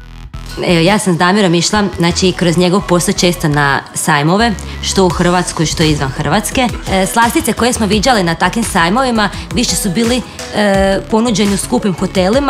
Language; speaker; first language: Croatian; native; Croatian